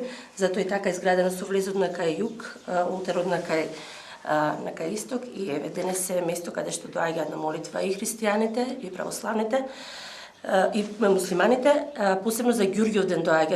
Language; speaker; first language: Macedonian; native; Macedonian